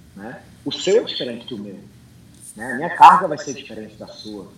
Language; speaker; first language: Portuguese; early bilingual, heritage; English